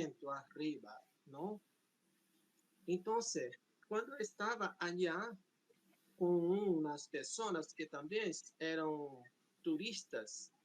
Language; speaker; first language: Spanish; non-native, fluent; Portuguese